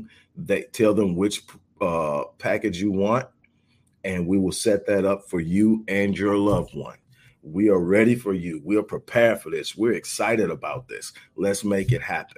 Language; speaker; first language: English; native; English